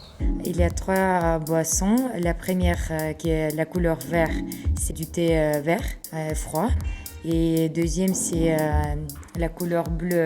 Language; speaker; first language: French; non-native, learner; Kyrgyz